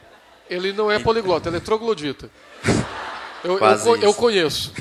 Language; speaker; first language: Portuguese; native; Portuguese